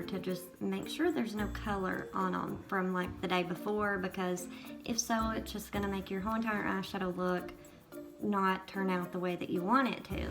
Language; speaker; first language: English; native; English